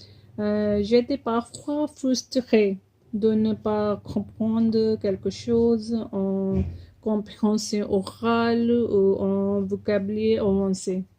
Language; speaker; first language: French; non-native, fluent; Punjabi